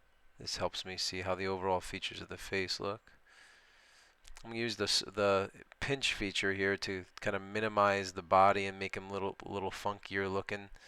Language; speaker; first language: English; native; English